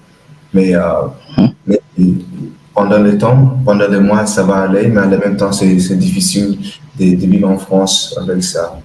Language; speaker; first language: French; non-native, learner; English